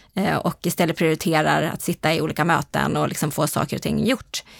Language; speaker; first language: Swedish; native; Swedish